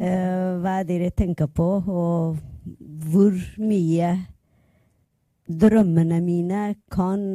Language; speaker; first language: Norwegian; non-native, learner; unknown